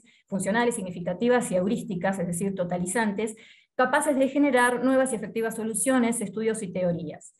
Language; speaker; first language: Spanish; native; Spanish